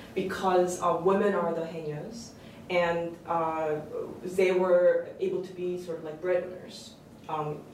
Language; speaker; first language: English; early bilingual, other home language; Korean